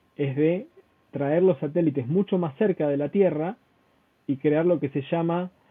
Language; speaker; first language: Spanish; native; Spanish